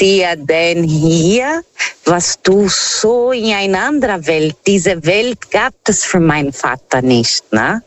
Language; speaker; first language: German; non-native, learner; Portuguese